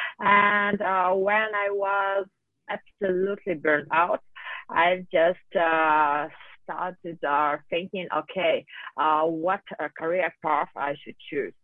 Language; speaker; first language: English; non-native, fluent; Russian